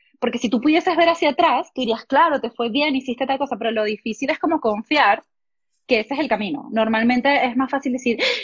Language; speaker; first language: Spanish; native; Spanish